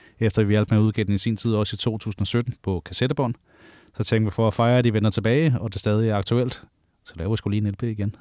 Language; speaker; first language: Danish; native; Danish